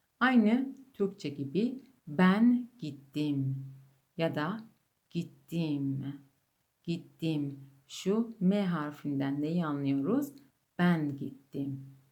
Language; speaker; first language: Turkish; non-native, fluent; Persian